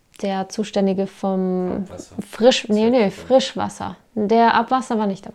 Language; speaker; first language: German; native; German